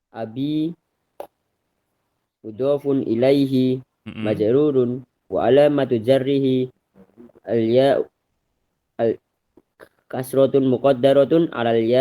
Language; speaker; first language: Arabic; non-native, learner; Indonesian